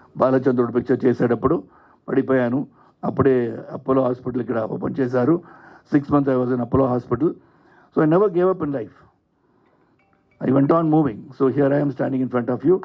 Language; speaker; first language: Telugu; non-native, learner; Tamil